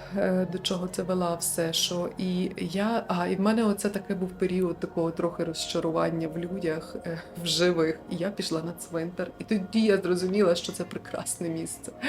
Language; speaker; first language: Ukrainian; non-native, local second language; Russian